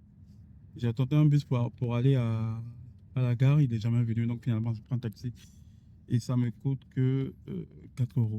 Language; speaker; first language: French; native; French